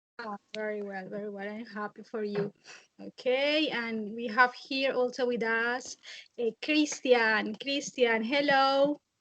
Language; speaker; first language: English; non-native, fluent; Spanish